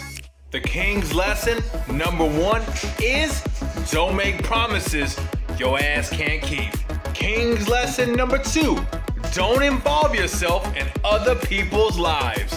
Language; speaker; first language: English; native; English